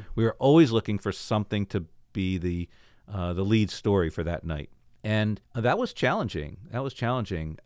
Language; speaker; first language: English; native; English